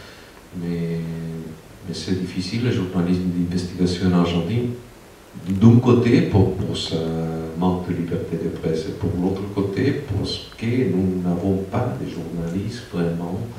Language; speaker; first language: French; non-native, fluent; Spanish